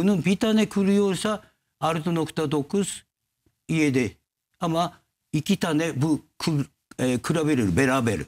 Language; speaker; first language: Turkish; non-native, learner; Japanese